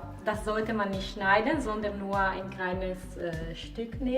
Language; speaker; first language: German; non-native, fluent; Italian